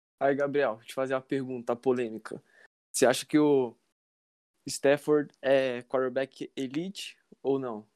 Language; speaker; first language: Portuguese; native; Portuguese